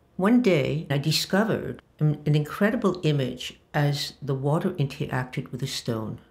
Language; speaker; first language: English; early bilingual, other home language; Hebrew